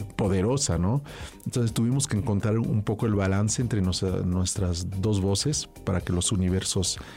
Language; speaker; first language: Spanish; early bilingual, heritage; French